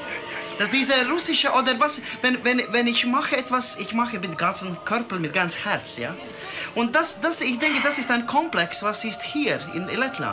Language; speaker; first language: German; non-native, learner; Latvian